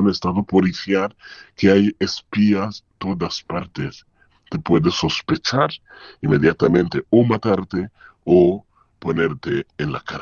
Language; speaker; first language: Spanish; non-native, fluent; Kinyarwanda